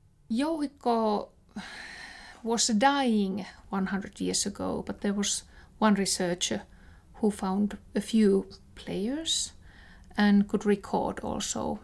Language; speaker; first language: English; non-native, fluent; Finnish